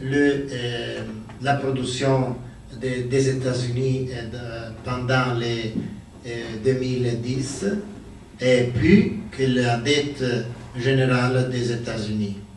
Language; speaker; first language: French; non-native, learner; Italian